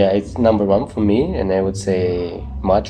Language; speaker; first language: English; non-native, learner; Russian